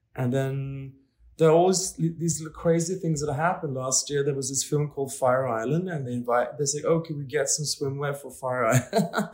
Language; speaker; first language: English; non-native, fluent; Swedish